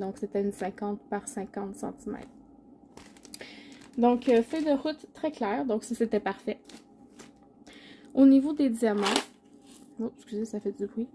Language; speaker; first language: French; native; French